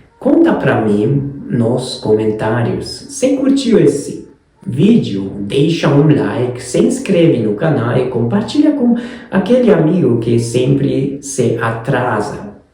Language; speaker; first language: Portuguese; non-native, fluent; Hungarian